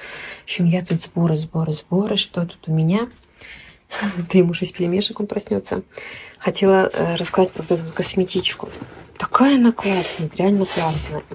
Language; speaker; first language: Russian; native; Russian